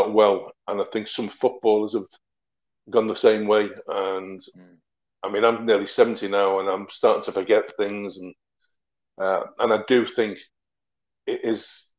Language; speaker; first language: English; native; English